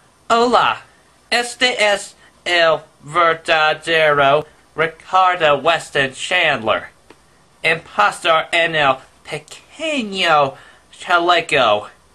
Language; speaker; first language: Spanish; non-native, learner; English